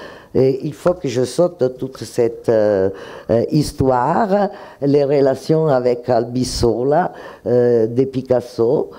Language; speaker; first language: French; non-native, fluent; Italian